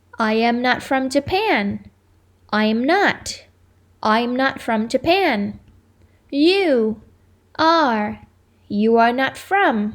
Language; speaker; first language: English; non-native, fluent; Thai